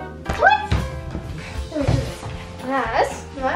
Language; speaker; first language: Russian; native; Russian